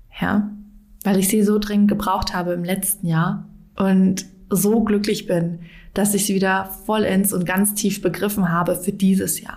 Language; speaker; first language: German; native; German